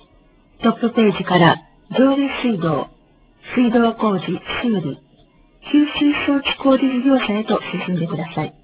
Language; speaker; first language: Japanese; native; Japanese